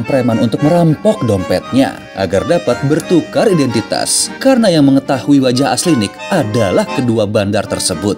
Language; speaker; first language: Indonesian; native; Indonesian